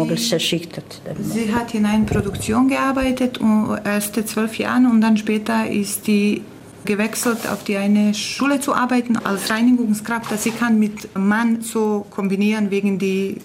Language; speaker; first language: German; non-native, fluent; Croatian